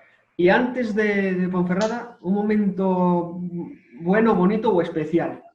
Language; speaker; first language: Spanish; native; Spanish